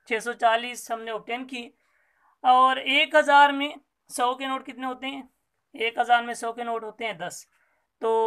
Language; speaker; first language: Urdu; non-native, local second language; Sindhi